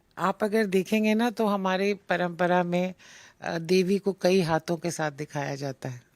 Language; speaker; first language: Hindi; native; Hindi